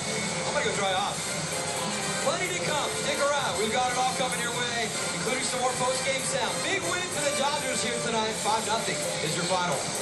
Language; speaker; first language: English; native; English